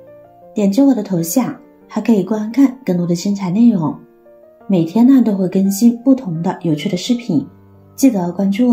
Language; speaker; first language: Chinese; native; Chinese